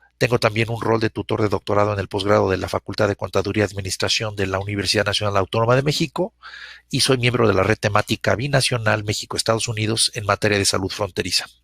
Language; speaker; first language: Spanish; native; Spanish